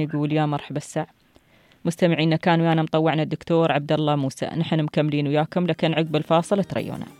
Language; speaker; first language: Arabic; native; Arabic